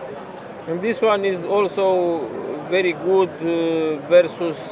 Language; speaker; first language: English; non-native, learner; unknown